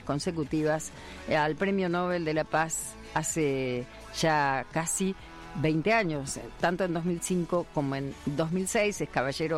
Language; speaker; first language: Spanish; native; Spanish